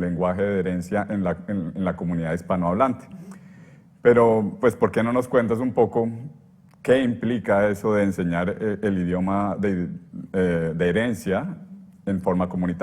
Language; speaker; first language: Spanish; native; Spanish